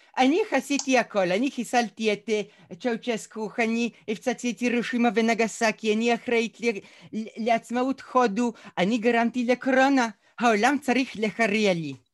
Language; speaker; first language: Hebrew; early bilingual, other home language; Russian